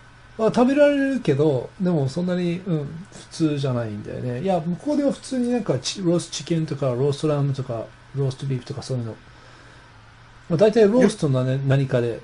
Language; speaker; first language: Japanese; non-native, fluent; English